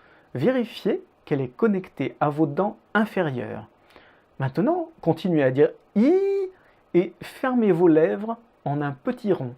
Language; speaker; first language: French; native; French